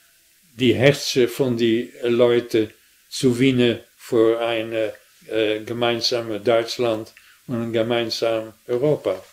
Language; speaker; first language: German; non-native, fluent; Dutch